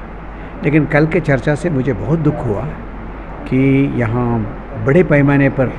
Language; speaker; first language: Hindi; native; Hindi